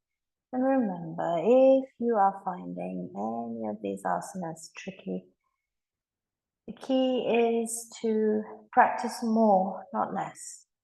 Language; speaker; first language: English; native; English